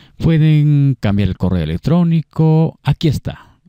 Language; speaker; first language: Spanish; native; Spanish